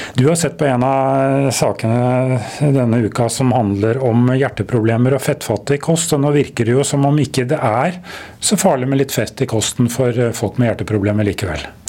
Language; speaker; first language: Norwegian; native; Norwegian